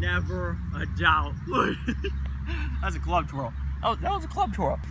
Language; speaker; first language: English; native; English